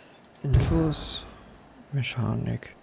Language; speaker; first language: German; native; German